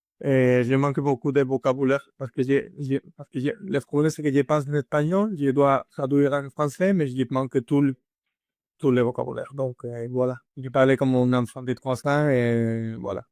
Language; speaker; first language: French; non-native, learner; Spanish